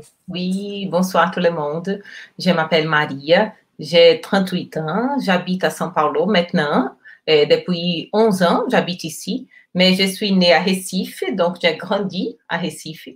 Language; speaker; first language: French; non-native, learner; Portuguese